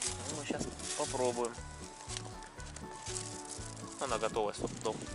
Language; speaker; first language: Russian; native; Russian